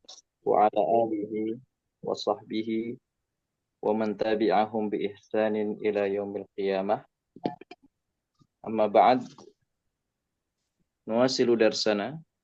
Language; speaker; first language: Arabic; non-native, fluent; Indonesian